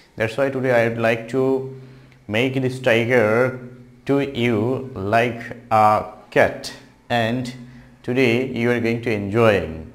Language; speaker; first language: English; non-native, local second language; Bangla